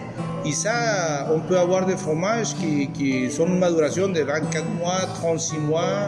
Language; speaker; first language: French; non-native, fluent; Spanish